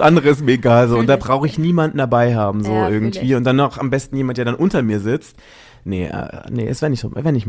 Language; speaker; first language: German; native; German